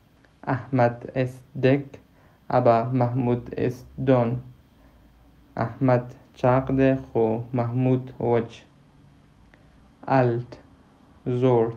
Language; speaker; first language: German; non-native, fluent; Pashto